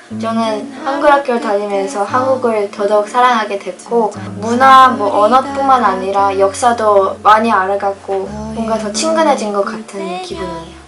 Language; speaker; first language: Korean; early bilingual, heritage; English